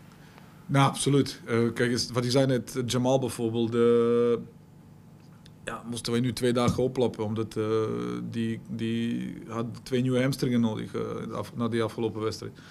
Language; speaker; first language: Dutch; non-native, fluent; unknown